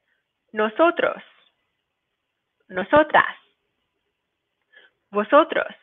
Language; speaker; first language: Spanish; non-native, fluent; English